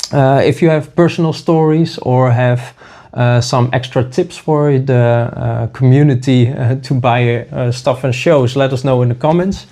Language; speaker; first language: English; non-native, fluent; Dutch